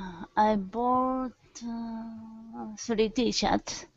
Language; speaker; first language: English; non-native, learner; Arabic